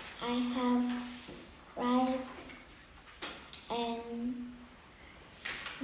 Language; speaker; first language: English; non-native, learner; Vietnamese